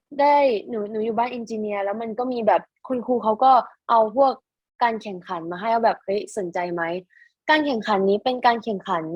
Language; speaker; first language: Thai; native; Thai